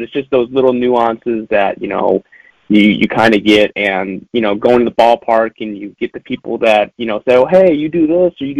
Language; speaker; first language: English; native; English